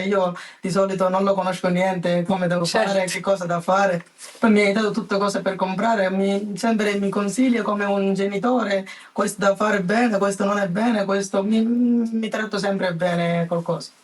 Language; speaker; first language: Italian; non-native, learner; Bangla